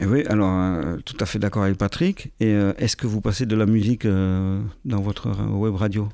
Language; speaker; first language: French; native; French